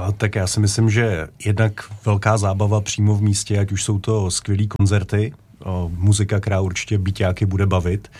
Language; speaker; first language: Czech; native; Czech